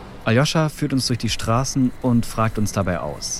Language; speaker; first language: German; native; German